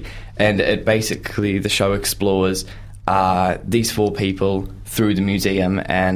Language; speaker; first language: English; native; English